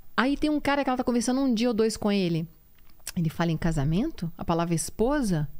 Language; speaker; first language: Portuguese; native; Portuguese